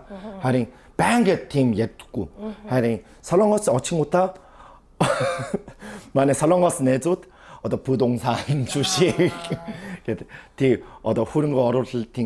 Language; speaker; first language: Mongolian; early bilingual, heritage; Mongolian